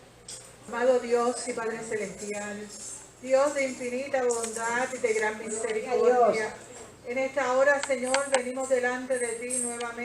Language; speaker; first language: Spanish; native; Spanish